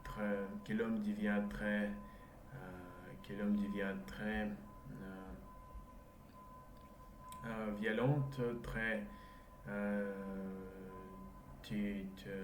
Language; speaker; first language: French; non-native, learner; Russian